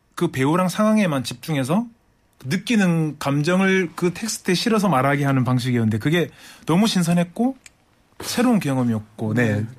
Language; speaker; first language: Korean; native; Korean